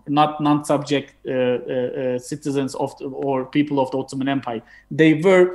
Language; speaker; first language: English; non-native, fluent; Turkish